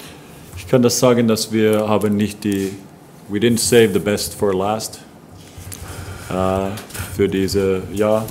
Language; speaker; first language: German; non-native, fluent; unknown